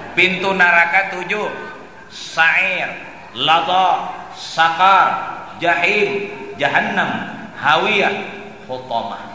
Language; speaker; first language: Indonesian; non-native, local second language; Banjar